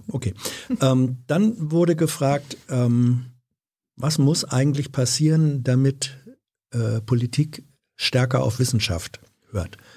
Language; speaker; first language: German; native; German